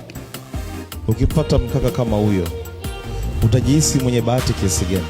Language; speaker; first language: Swahili; native; Swahili